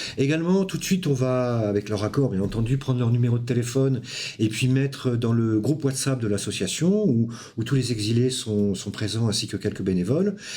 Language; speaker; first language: French; native; French